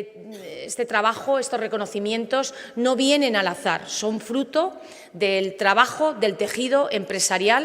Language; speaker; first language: Spanish; native; Spanish